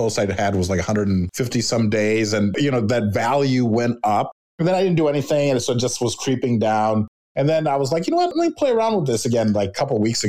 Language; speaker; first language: English; native; English